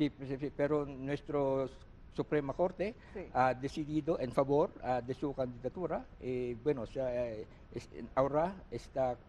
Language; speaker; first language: Spanish; non-native, learner; Filipino